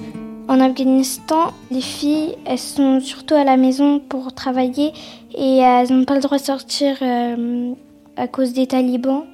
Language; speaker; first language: French; early bilingual, other home language; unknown